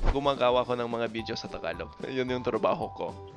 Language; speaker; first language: Filipino; non-native, fluent; English